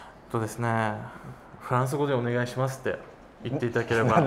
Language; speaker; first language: Japanese; non-native, fluent; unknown